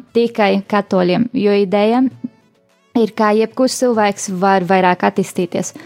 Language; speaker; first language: Latvian; non-native, fluent; Portuguese